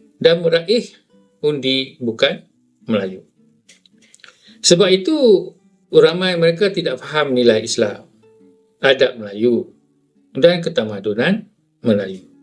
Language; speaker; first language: Malay; native; Malay